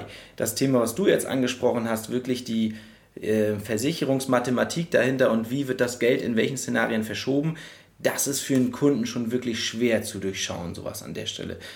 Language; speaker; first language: German; native; German